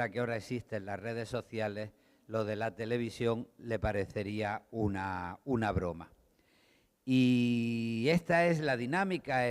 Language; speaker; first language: Spanish; native; Spanish